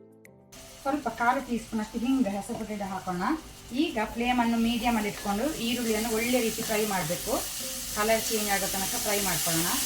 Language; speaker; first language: Kannada; native; Kannada